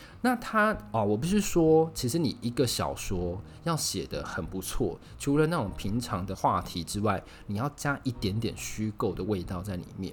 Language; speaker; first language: Chinese; native; Chinese